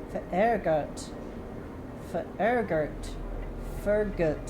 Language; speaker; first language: German; non-native, learner; English